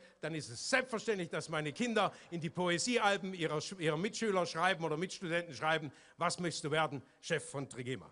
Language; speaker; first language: German; native; German